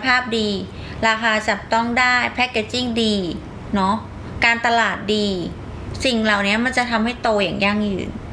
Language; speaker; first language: Thai; native; Thai